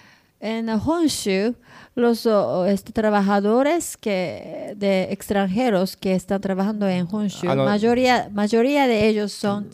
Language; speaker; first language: Spanish; non-native, learner; Japanese